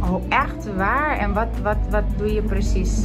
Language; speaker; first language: Dutch; non-native, local second language; Papiamento